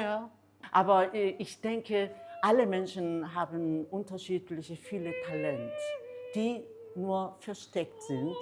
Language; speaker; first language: German; non-native, fluent; Korean